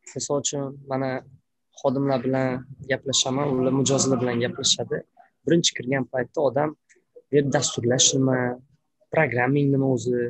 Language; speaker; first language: Uzbek; native; Uzbek